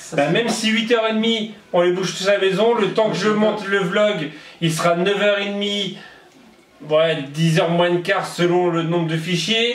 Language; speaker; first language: French; native; French